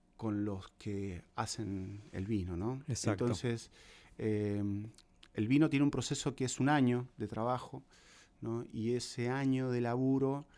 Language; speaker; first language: Spanish; native; Spanish